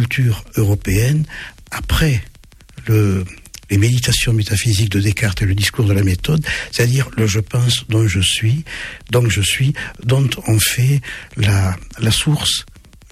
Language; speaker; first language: French; native; French